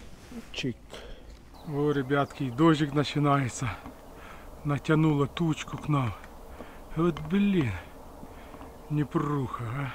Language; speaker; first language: Russian; native; Russian